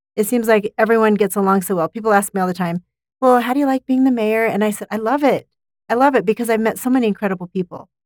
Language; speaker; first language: English; native; English